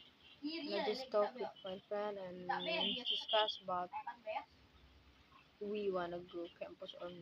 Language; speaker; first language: English; non-native, learner; Indonesian